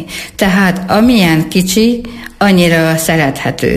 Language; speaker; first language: Hungarian; native; Hungarian